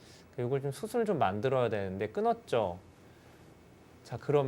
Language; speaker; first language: Korean; native; Korean